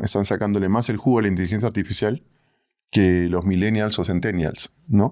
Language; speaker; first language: Spanish; native; Spanish